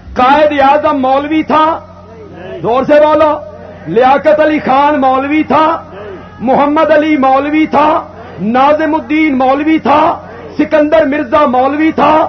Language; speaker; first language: Urdu; non-native, local second language; Punjabi